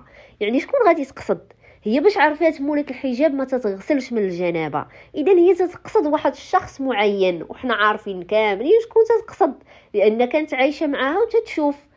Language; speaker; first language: Arabic; native; Arabic